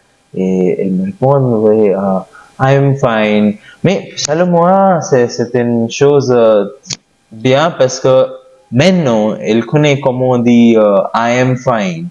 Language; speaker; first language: French; non-native, learner; Hindi